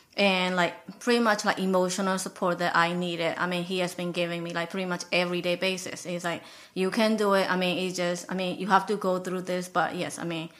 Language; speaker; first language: English; non-native, fluent; Burmese